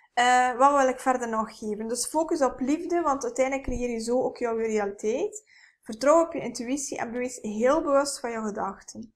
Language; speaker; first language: Dutch; native; Dutch